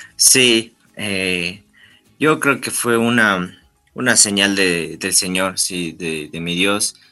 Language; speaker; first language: Spanish; native; Spanish